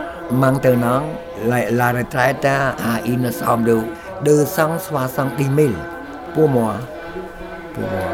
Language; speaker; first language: French; non-native, local second language; Khmer